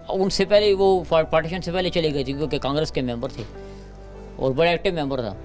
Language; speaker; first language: Urdu; non-native, local second language; Northern Hindko